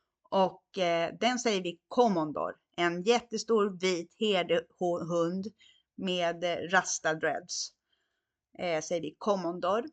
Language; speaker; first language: Swedish; non-native, fluent; Hungarian